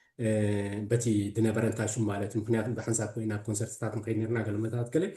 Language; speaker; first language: Tigrinya; early bilingual, heritage; Tigrinya